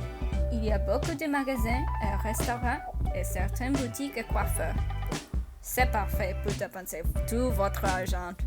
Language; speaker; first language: French; non-native, learner; English